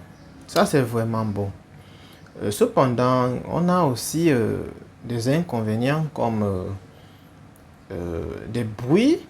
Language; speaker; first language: French; non-native, fluent; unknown